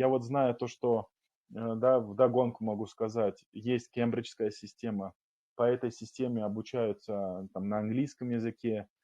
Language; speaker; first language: Russian; non-native, local second language; Kumyk